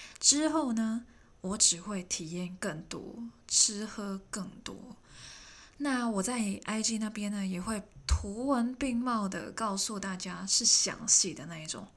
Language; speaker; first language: Chinese; non-native, local second language; Cantonese